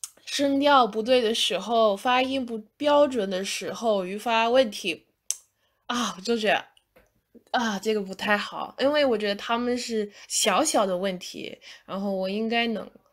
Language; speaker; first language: Chinese; non-native, fluent; English